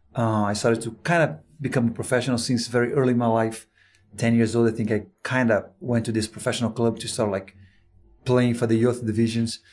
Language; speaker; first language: English; non-native, fluent; Portuguese